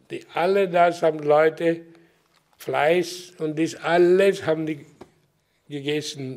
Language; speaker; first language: German; non-native, learner; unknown